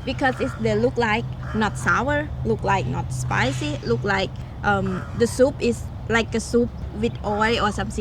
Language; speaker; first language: English; non-native, learner; Thai